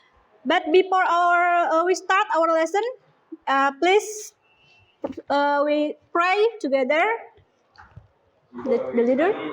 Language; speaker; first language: English; non-native, learner; Indonesian